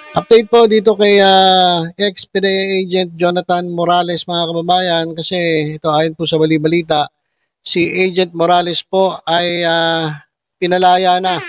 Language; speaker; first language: Filipino; native; Filipino